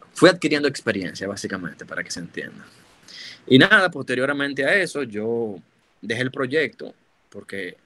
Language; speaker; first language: Spanish; native; Spanish